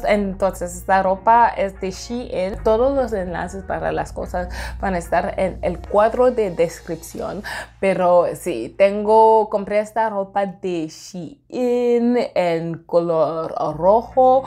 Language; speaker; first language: Spanish; non-native, fluent; English